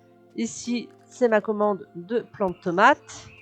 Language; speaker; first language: French; native; French